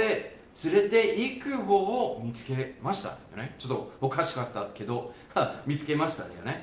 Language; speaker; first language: Japanese; non-native, fluent; English